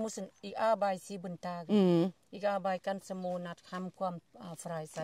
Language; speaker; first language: German; non-native, fluent; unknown